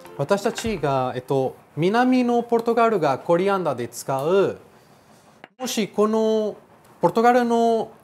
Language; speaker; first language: Japanese; non-native, learner; Portuguese